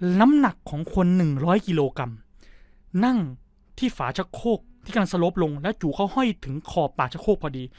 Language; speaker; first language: Thai; native; Thai